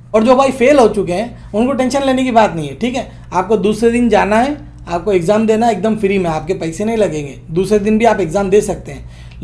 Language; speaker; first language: Hindi; non-native, local second language; Urdu